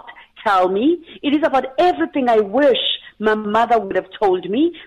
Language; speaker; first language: English; non-native, local second language; Zulu